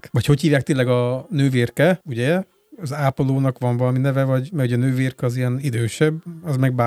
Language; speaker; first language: Hungarian; native; Hungarian